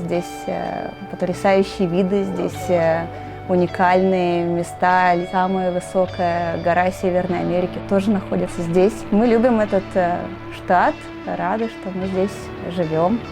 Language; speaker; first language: Russian; native; Russian